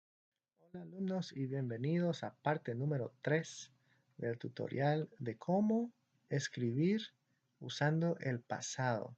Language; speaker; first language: Spanish; non-native, fluent; English